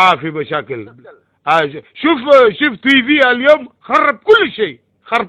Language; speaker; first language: Arabic; non-native, learner; Somali